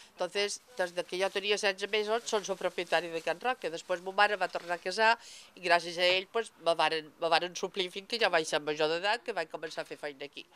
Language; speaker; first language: Catalan; native; Catalan